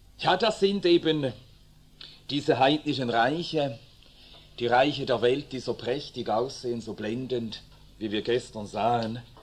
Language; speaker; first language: German; early bilingual, other home language; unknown